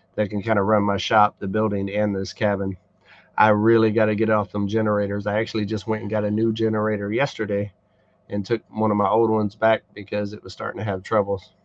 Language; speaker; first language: English; native; English